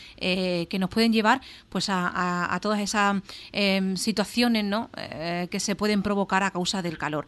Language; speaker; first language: Spanish; native; Spanish